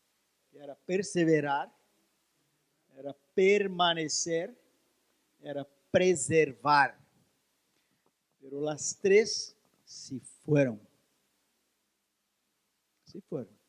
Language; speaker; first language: Spanish; non-native, learner; Portuguese